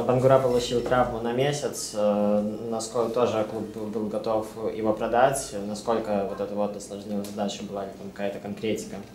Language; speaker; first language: Russian; native; Russian